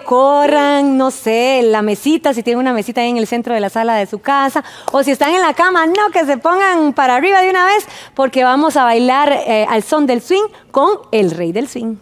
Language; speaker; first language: Spanish; native; Spanish